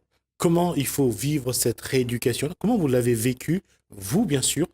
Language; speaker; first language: French; native; French